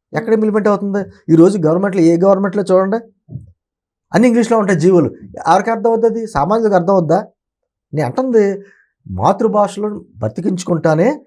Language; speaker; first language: Telugu; native; Telugu